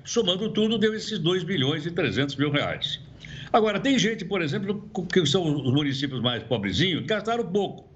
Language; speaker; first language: Portuguese; native; Portuguese